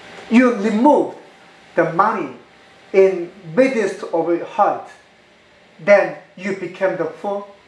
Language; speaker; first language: English; non-native, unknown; Korean